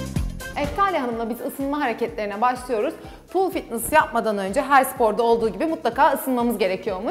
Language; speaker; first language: Turkish; native; Turkish